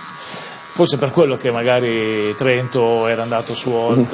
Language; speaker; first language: Italian; native; Italian